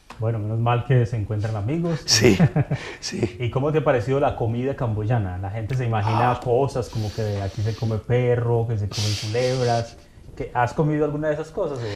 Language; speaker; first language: Spanish; native; Spanish